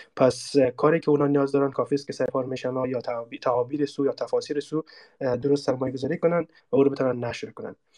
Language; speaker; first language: Persian; native; Persian